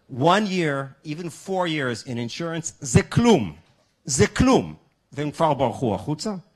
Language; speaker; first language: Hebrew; non-native, fluent; English